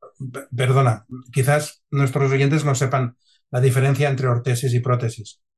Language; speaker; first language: Spanish; non-native, local second language; Catalan